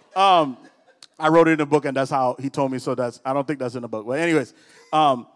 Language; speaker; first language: English; early bilingual, other home language; Spanish